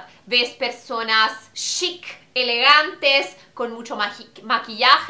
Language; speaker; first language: Spanish; non-native, fluent; Italian